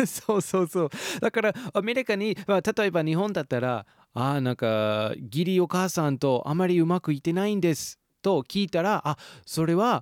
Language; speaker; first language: Japanese; non-native, fluent; English